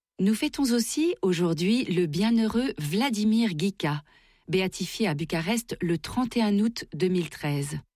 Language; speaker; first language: French; native; French